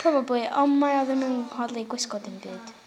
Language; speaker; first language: Welsh; native; Welsh